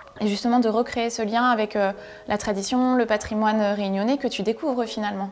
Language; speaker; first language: French; native; French